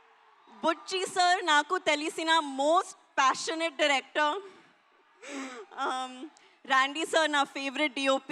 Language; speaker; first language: Telugu; non-native, learner; Hindi